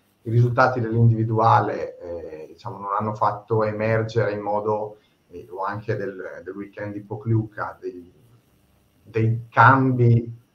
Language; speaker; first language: Italian; native; Italian